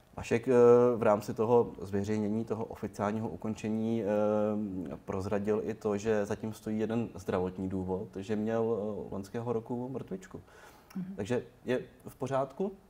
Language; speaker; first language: Czech; native; Czech